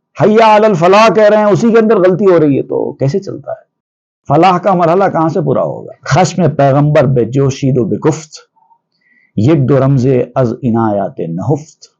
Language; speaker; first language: Urdu; native; Urdu